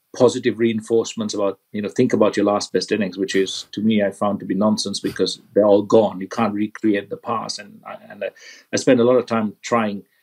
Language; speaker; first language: English; non-native, local second language; Sinhala